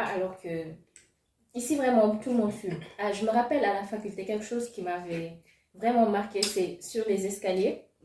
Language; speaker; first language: French; non-native, local second language; Wolof